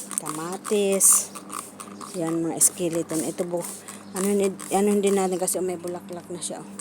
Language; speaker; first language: Filipino; non-native, local second language; Iloko